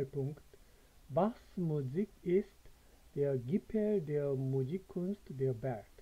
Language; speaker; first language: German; non-native, fluent; Korean